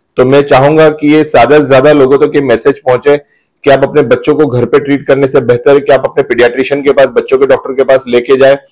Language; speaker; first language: Hindi; non-native, local second language; Gujarati